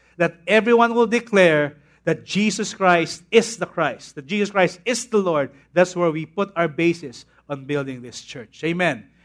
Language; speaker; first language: English; non-native, local second language; Filipino